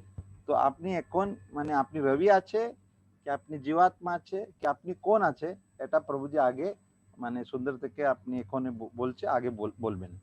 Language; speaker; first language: Bangla; non-native, learner; Hindi